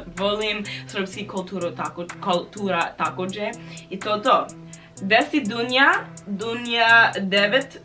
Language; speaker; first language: Bosnian; non-native, learner; English